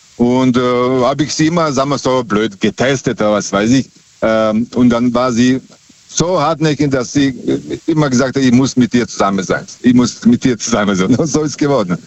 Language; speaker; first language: German; non-native, fluent; Serbian